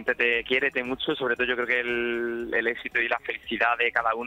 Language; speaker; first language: Spanish; native; Spanish